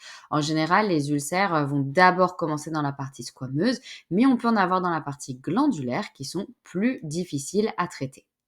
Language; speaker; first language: French; native; French